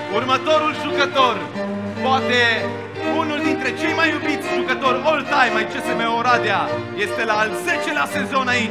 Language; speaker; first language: Romanian; native; Romanian